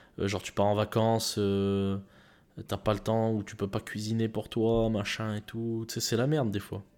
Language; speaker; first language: French; native; French